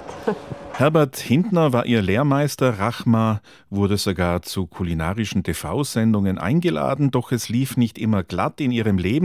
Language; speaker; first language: German; native; German